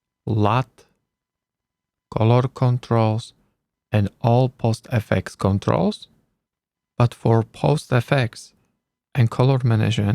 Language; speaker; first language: English; non-native, learner; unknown